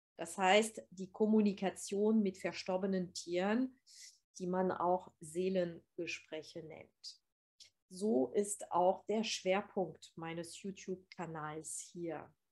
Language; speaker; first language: German; non-native, fluent; French